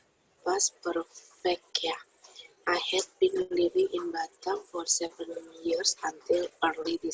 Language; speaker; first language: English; non-native, learner; Indonesian